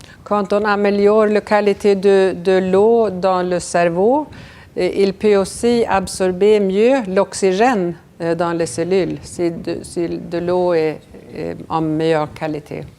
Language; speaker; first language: French; non-native, fluent; Swedish